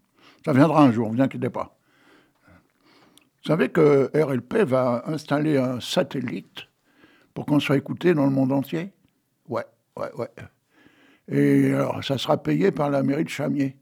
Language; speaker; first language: French; native; French